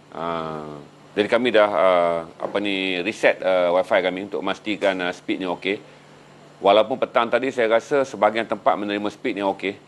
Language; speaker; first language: Malay; native; Malay